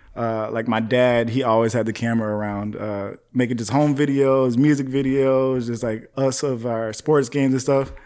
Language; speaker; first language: English; native; English